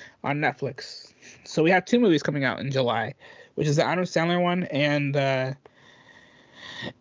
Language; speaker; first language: English; native; English